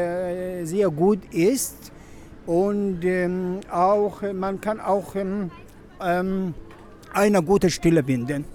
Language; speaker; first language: German; non-native, learner; Arabic